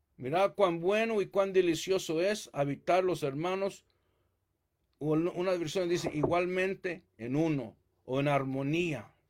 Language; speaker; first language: Spanish; early bilingual, heritage; Spanish